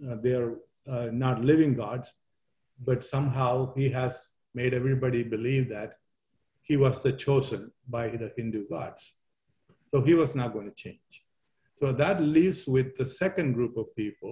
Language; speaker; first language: English; non-native, local second language; Malayalam